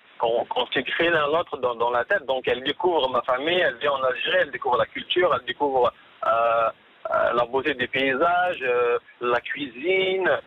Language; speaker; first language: French; non-native, local second language; Kabyle